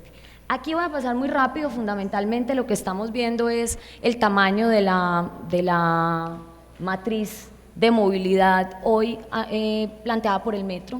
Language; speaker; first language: Spanish; native; Spanish